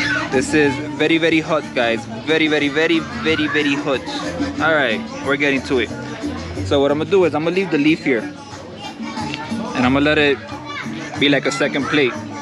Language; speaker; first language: English; early bilingual, other home language; Spanish